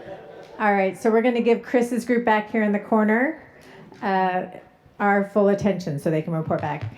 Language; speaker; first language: English; native; English